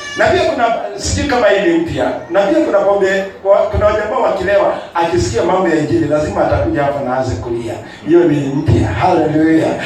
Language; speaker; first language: Swahili; non-native, local second language; Kikuyu